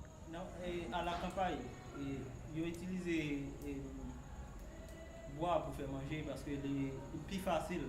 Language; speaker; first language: French; non-native, local second language; Haitian Creole